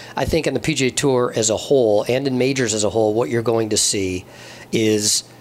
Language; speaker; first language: English; native; English